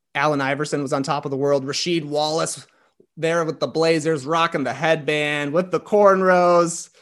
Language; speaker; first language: English; native; English